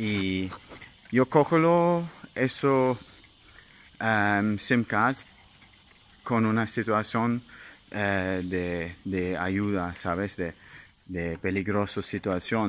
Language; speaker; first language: Spanish; non-native, learner; German